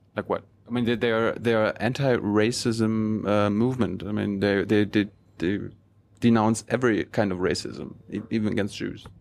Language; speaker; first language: English; non-native, fluent; German